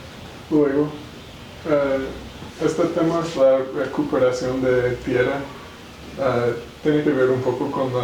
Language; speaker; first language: Spanish; non-native, learner; English